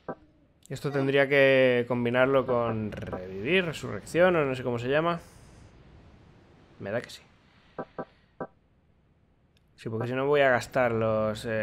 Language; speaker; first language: Spanish; native; Spanish